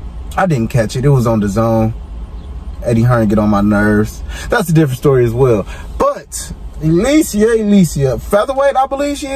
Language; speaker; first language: English; native; English